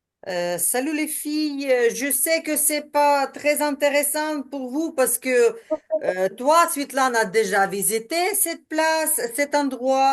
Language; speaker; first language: French; non-native, learner; Ukrainian